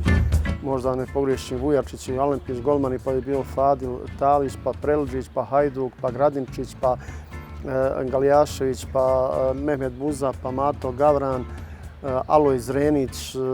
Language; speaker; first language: Bosnian; native; Bosnian